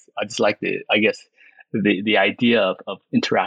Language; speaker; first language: English; early bilingual, other home language; Min Nan Chinese